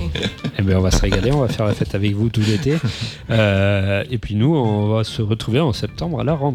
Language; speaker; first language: French; native; French